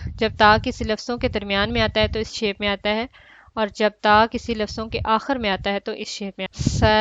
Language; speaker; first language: Urdu; native; Urdu